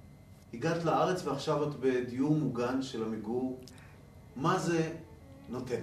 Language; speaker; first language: Hebrew; native; Hebrew